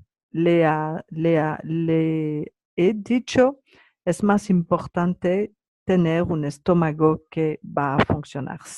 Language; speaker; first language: Spanish; non-native, learner; French